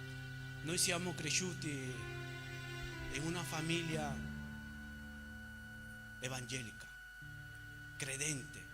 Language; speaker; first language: Italian; non-native, fluent; Spanish